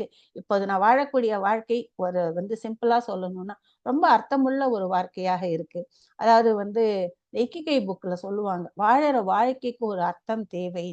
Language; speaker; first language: Tamil; native; Tamil